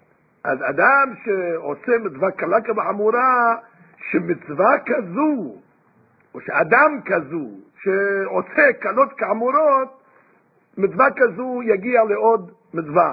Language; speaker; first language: Hebrew; non-native, fluent; English